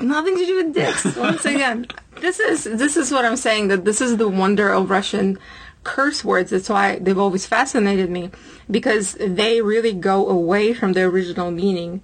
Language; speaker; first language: English; non-native, fluent; Russian